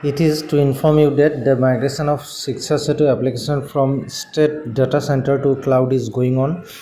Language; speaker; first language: English; non-native, local second language; Assamese